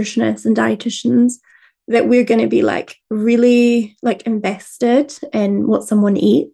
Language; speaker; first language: English; native; English